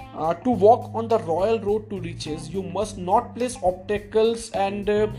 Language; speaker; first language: English; non-native, local second language; Hindi